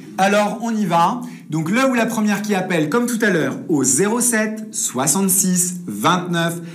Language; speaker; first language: French; native; French